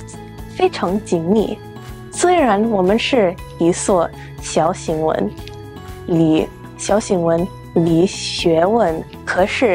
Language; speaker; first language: Chinese; non-native, fluent; English